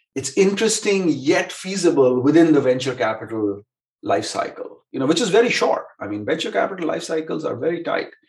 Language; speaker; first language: English; non-native, local second language; Hindi